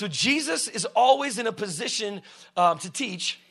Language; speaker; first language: English; early bilingual, other home language; Russian